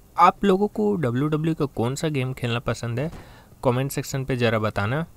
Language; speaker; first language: Hindi; native; Hindi